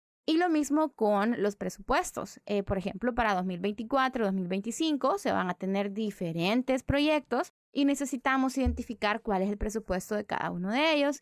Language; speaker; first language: Spanish; native; Spanish